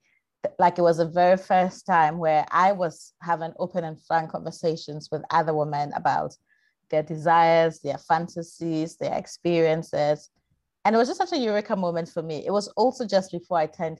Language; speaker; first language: English; non-native, local second language; Akan